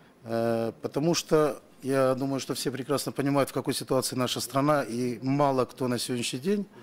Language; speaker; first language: Russian; native; Russian